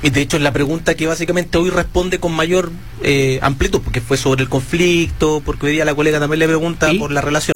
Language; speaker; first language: Spanish; native; Spanish